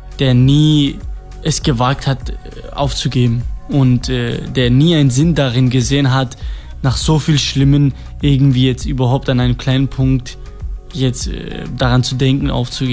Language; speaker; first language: German; non-native, fluent; Kurdish